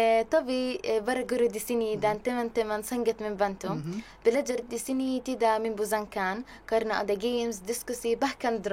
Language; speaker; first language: Indonesian; non-native, learner; Arabic